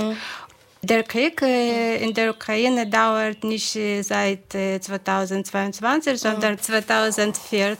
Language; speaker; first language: German; non-native, fluent; Ukrainian